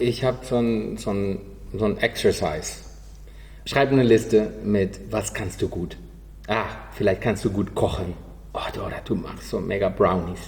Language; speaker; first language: German; non-native, learner; Spanish